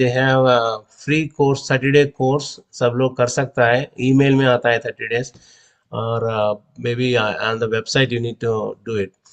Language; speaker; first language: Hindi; non-native, local second language; Telugu